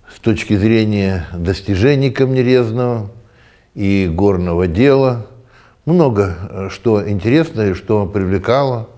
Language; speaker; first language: Russian; native; Russian